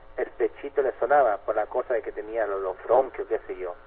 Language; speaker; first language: Spanish; native; Spanish